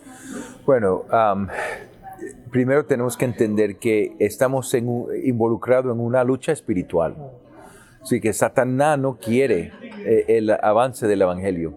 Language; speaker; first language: Spanish; early bilingual, heritage; English